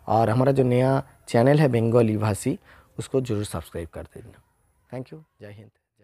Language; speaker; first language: Hindi; non-native, local second language; Bangla